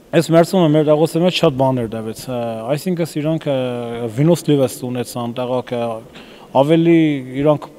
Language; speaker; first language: Armenian; native; Armenian